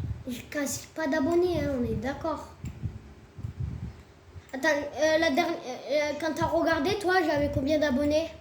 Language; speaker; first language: French; native; French